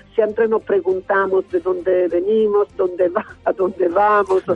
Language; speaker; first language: Spanish; non-native, learner; Italian